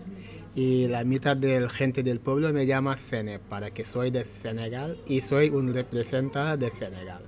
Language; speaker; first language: Spanish; non-native, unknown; Wolof